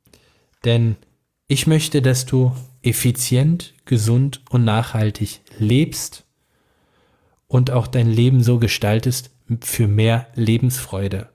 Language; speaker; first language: German; native; German